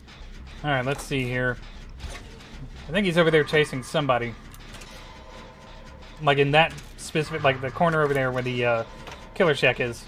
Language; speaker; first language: English; native; English